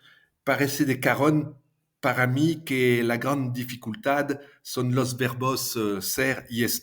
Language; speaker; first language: Spanish; non-native, fluent; French